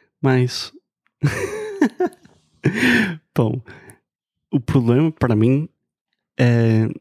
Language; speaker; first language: Portuguese; non-native, fluent; English